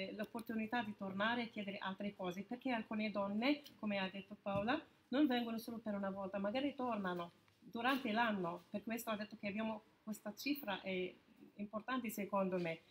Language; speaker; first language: Italian; non-native, fluent; Arabic